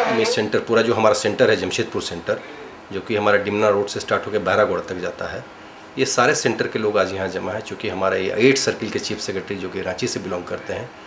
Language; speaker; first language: Hindi; native; Hindi